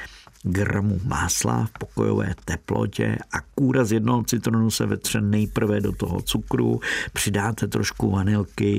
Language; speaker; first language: Czech; native; Czech